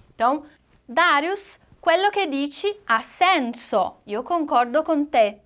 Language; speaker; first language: Italian; non-native, fluent; Portuguese